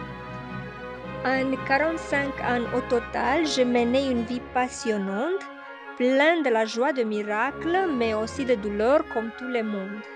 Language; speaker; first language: French; non-native, fluent; Romanian